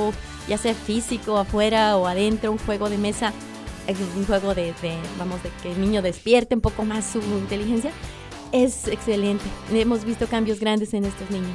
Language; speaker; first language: Spanish; native; Spanish